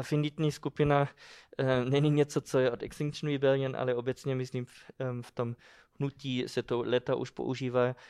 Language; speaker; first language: Czech; non-native, fluent; German